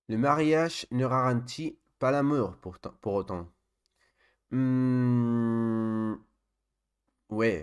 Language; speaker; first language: French; non-native, learner; Spanish